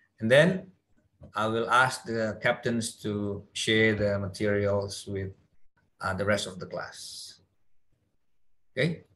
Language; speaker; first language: English; non-native, fluent; Indonesian